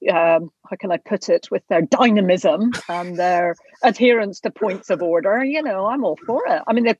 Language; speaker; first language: English; native; English